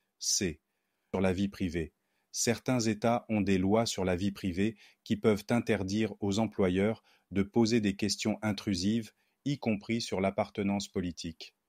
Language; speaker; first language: French; non-native, local second language; Haitian Creole